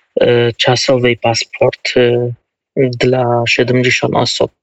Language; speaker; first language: Polish; non-native, learner; Kurdish